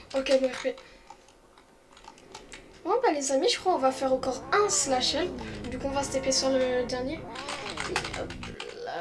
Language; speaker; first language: French; native; French